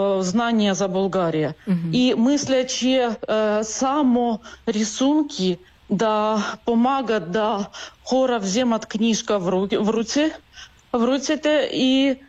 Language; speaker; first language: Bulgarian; non-native, learner; Ukrainian